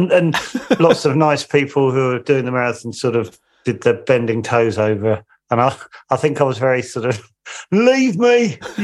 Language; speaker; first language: English; native; English